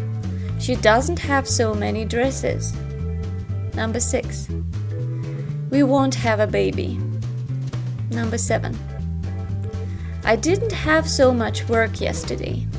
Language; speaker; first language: English; non-native, fluent; Russian